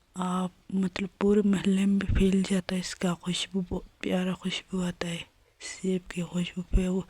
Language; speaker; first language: Urdu; non-native, local second language; Shina